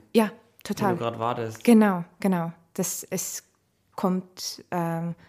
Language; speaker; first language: German; non-native, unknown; Estonian